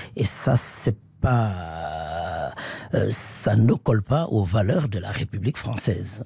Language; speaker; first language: French; non-native, local second language; Wolof